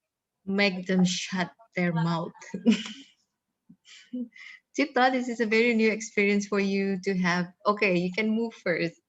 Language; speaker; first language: English; non-native, fluent; Indonesian